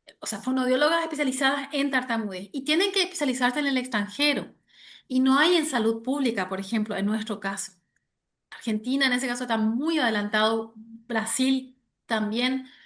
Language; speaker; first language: Spanish; early bilingual, other home language; German